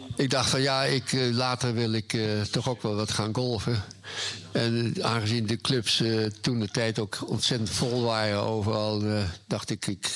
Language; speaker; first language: Dutch; native; Dutch